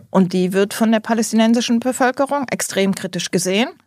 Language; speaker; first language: German; native; German